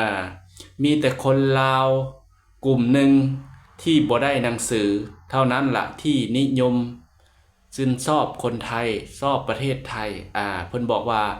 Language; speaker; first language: Thai; non-native, local second language; Lao